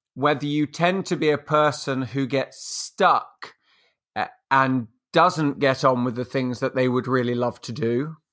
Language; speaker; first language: English; native; English